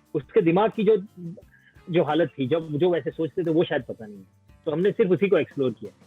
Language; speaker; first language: Hindi; non-native, local second language; Gujarati